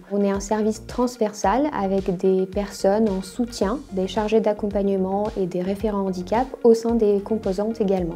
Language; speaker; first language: French; native; French